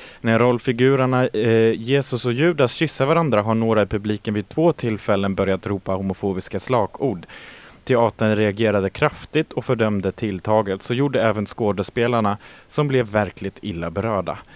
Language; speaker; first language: Swedish; native; Swedish